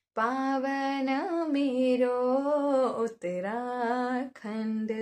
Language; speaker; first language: Hindi; native; Hindi